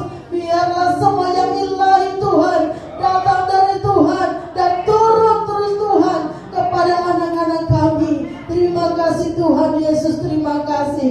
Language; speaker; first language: Indonesian; native; Indonesian